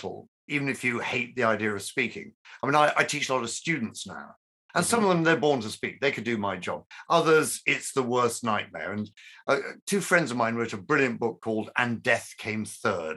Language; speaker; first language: English; native; English